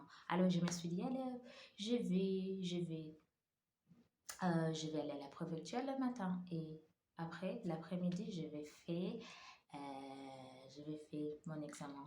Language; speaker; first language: French; non-native, learner; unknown